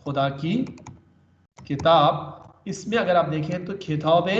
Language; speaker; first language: Urdu; native; Urdu